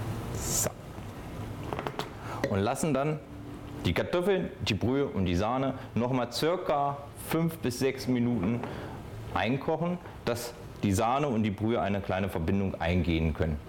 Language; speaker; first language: German; native; German